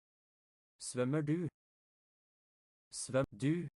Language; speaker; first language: Norwegian; non-native, learner; English